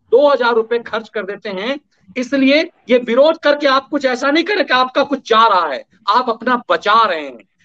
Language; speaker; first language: Hindi; native; Hindi